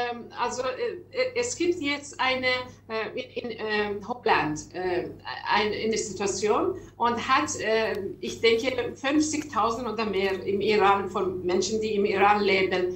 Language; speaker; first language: German; non-native, learner; Persian